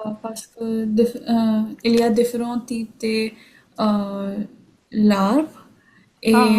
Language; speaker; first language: French; non-native, learner; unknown